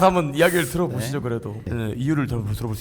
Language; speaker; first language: Korean; native; Korean